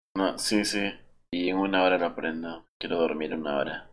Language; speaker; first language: Spanish; native; Spanish